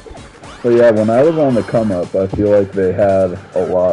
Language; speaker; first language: English; native; English